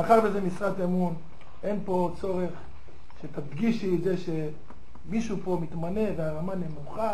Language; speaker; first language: Hebrew; native; Hebrew